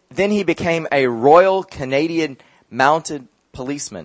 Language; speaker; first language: English; native; English